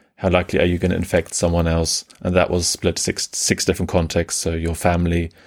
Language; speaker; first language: English; early bilingual, other home language; German